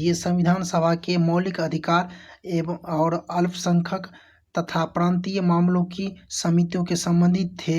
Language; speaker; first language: Hindi; native; Hindi